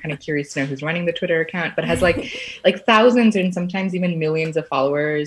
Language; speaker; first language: English; native; English